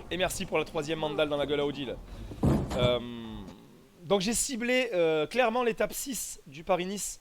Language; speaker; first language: French; native; French